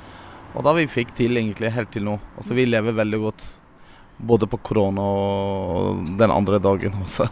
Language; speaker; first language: Norwegian; non-native, learner; Turkish